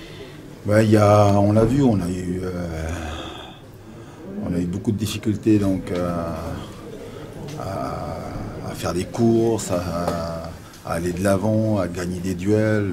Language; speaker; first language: French; native; French